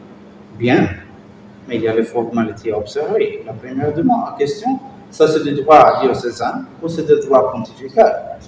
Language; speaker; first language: French; non-native, fluent; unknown